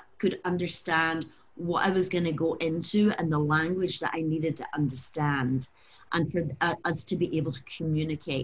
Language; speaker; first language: English; native; English